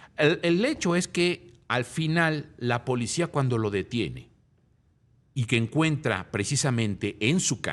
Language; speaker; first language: Spanish; native; Spanish